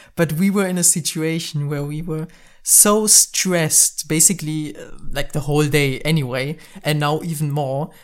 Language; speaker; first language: English; non-native, fluent; German